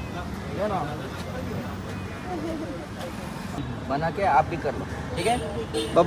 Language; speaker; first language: Hindi; non-native, learner; Kannada